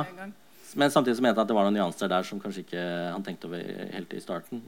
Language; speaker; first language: Norwegian; early bilingual, other home language; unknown